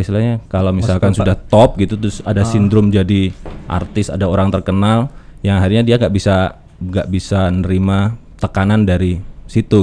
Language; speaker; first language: Indonesian; native; Indonesian